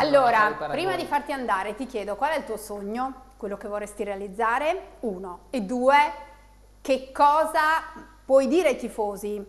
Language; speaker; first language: Italian; native; Italian